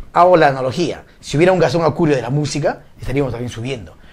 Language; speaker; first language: Spanish; native; Spanish